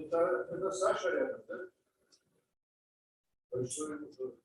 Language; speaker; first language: Russian; native; Russian